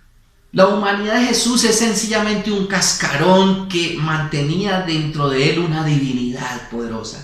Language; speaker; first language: Spanish; native; Spanish